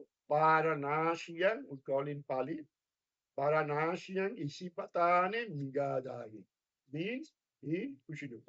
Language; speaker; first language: English; non-native, fluent; Bangla